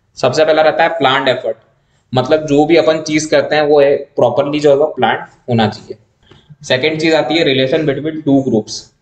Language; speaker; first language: Hindi; native; Hindi